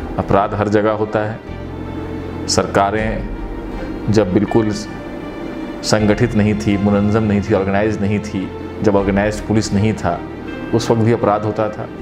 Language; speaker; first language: Hindi; native; Hindi